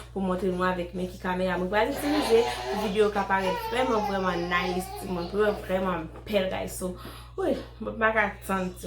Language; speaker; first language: French; non-native, learner; Haitian Creole